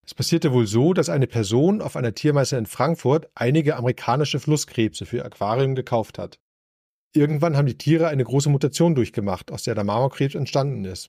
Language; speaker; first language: German; native; German